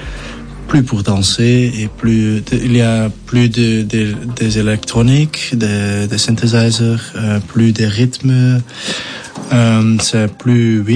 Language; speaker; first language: French; non-native, local second language; Dutch